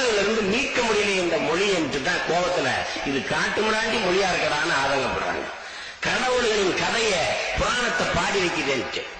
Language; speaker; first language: Tamil; native; Tamil